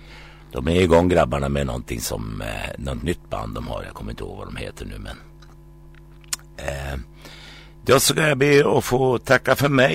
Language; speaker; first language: Swedish; native; Swedish